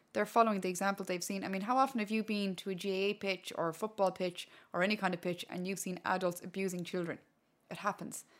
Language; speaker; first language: English; non-native, local second language; Irish